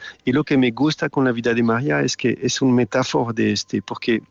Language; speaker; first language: Spanish; non-native, learner; French